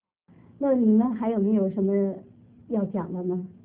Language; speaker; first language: Chinese; native; Chinese